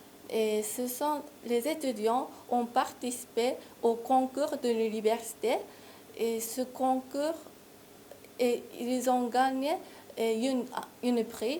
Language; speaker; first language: French; non-native, fluent; Japanese